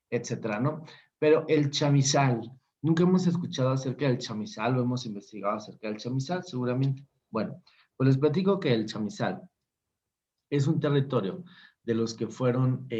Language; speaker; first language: Spanish; native; Spanish